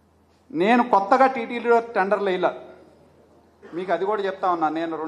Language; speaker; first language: Telugu; native; Telugu